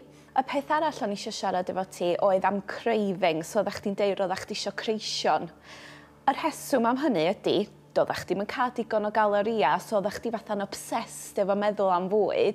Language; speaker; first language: Welsh; native; Welsh